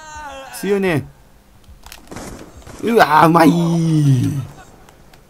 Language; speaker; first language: Japanese; native; Japanese